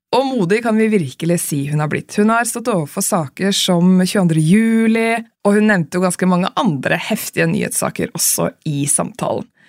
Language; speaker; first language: Norwegian; native; Norwegian